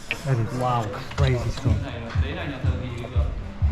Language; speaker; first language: English; native; English